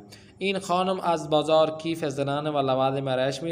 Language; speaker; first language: Persian; non-native, fluent; Urdu